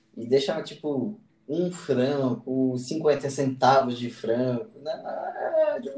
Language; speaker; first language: Portuguese; non-native, fluent; French